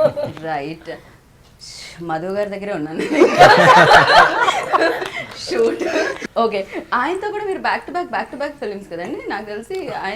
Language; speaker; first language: Telugu; native; Telugu